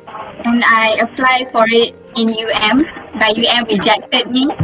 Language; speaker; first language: English; non-native, local second language; Malay